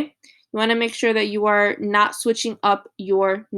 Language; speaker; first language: English; native; English